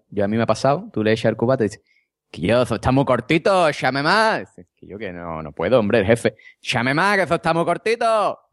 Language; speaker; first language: Spanish; native; Spanish